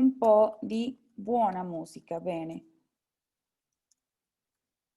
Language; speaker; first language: Italian; non-native, fluent; Spanish